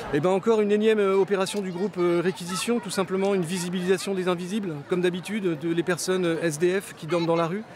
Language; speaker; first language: French; native; French